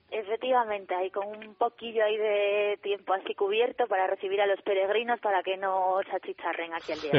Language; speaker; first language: Spanish; native; Spanish